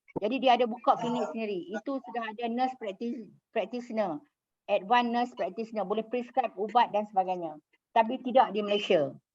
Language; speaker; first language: Malay; native; Malay